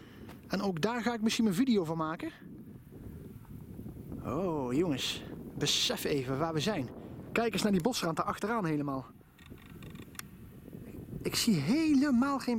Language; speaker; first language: Dutch; native; Dutch